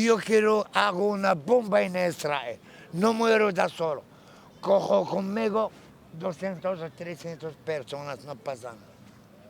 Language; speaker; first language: Spanish; non-native, learner; Arabic